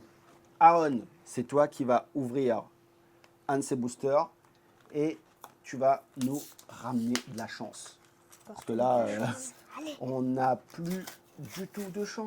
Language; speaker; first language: French; native; French